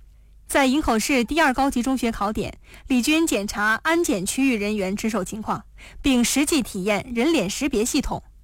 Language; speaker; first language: Chinese; native; Chinese